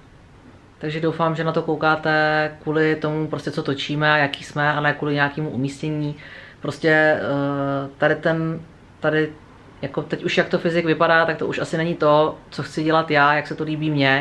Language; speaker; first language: Czech; native; Czech